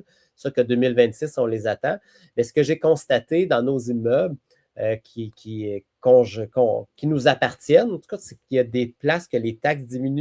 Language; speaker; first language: French; native; French